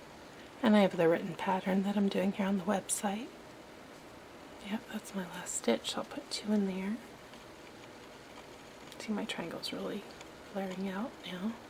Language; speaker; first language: English; native; English